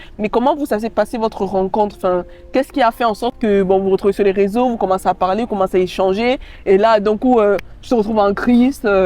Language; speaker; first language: French; native; French